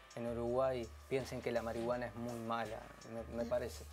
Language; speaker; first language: Spanish; native; Spanish